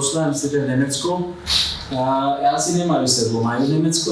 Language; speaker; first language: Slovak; non-native, fluent; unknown